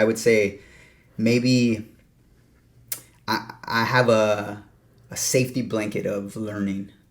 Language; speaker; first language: English; native; English